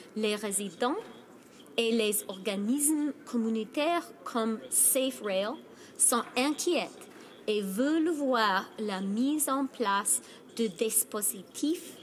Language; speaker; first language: French; non-native, fluent; English